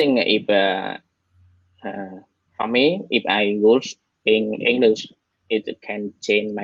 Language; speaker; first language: English; non-native, learner; Vietnamese